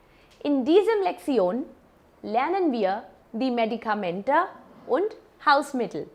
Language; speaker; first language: German; non-native, fluent; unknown